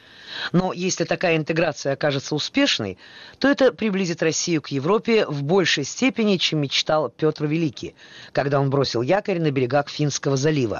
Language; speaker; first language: Russian; native; Russian